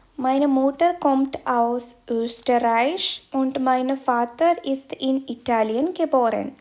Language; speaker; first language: German; non-native, fluent; Malayalam